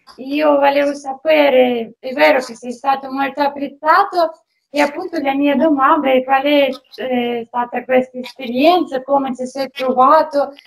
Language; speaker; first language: Italian; non-native, fluent; Russian